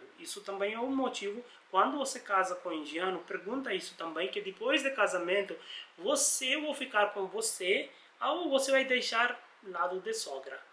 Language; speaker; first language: Portuguese; non-native, learner; Hindi